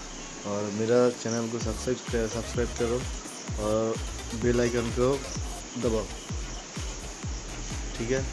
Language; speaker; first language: Hindi; non-native, local second language; Bangla